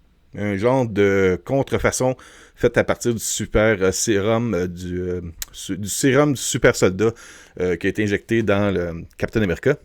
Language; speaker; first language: French; native; French